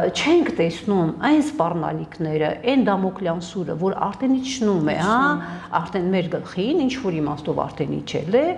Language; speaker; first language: Armenian; native; Armenian